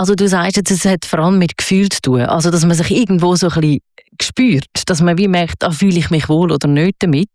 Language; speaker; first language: German; native; German